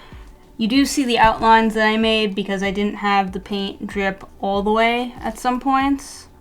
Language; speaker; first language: English; native; English